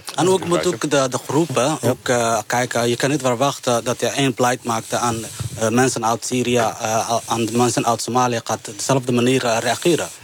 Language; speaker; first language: Dutch; non-native, fluent; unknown